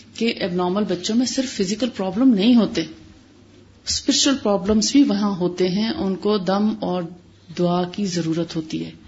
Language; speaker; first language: Urdu; native; Urdu